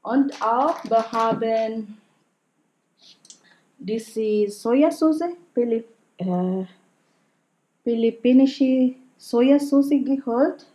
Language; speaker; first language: German; non-native, learner; Filipino